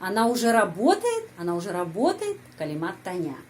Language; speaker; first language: Russian; non-native, fluent; Indonesian